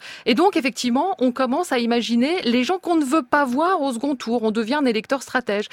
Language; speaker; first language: French; native; French